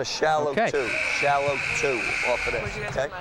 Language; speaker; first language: English; native; English